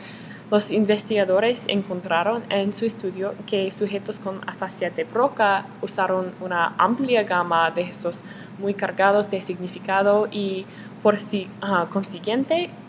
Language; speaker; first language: Spanish; non-native, learner; English